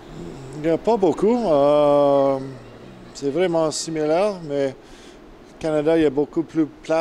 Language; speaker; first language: French; non-native, learner; English